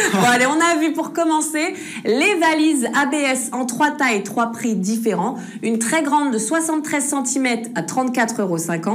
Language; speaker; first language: French; native; French